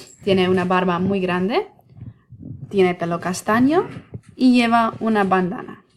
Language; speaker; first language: Spanish; non-native, fluent; English